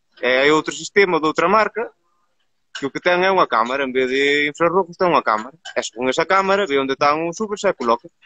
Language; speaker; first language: Galician; native; Galician